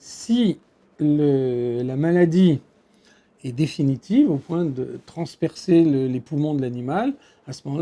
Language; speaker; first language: French; native; French